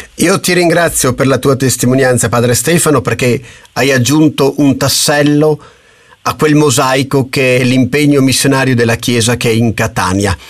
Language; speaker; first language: Italian; native; Italian